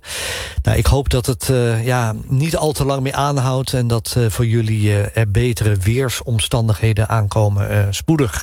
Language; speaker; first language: Dutch; native; Dutch